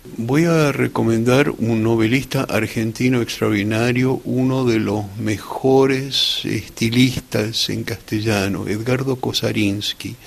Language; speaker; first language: Spanish; early bilingual, other home language; English